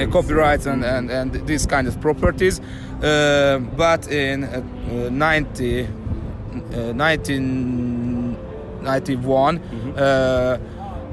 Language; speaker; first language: English; non-native, learner; Hungarian